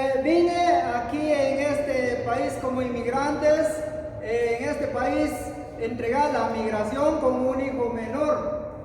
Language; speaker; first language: Spanish; non-native, local second language; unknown